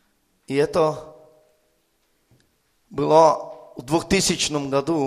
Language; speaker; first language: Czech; non-native, learner; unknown